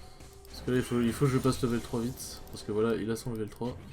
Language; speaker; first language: French; native; French